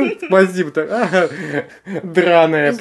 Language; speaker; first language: Russian; native; Russian